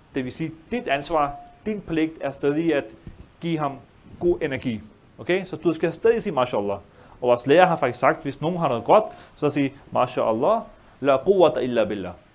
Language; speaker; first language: Danish; early bilingual, other home language; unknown